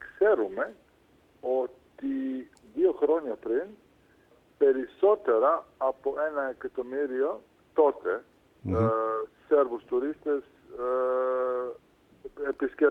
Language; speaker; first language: Greek; non-native, fluent; Serbian